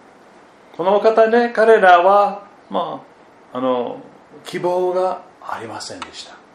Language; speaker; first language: Japanese; non-native, fluent; German